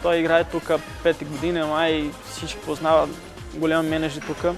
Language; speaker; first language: Bulgarian; non-native, learner; Portuguese